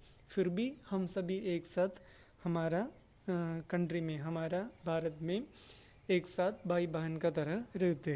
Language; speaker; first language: Hindi; non-native, local second language; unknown